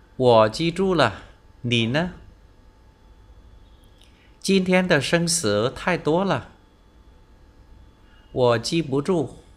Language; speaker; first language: Chinese; non-native, fluent; Vietnamese